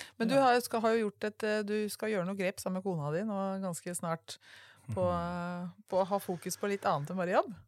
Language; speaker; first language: Norwegian; native; Norwegian